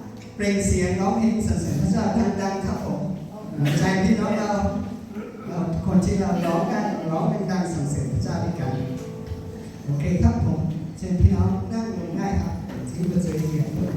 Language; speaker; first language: Thai; non-native, local second language; Iu Mien